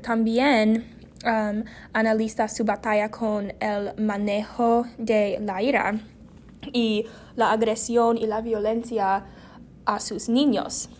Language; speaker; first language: Spanish; non-native, learner; English